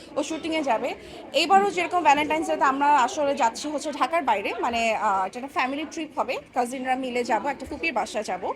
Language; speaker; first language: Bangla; native; Bangla